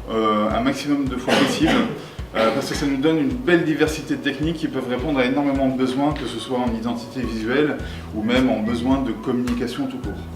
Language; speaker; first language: French; native; French